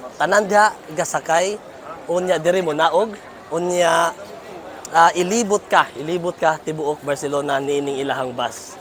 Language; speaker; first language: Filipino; non-native, local second language; Cebuano